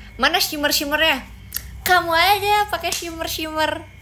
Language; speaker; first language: Indonesian; native; Indonesian